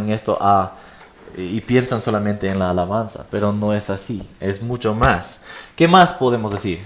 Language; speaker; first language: Spanish; non-native, fluent; English